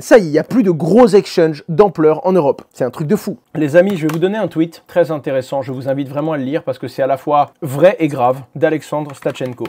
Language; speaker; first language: French; native; French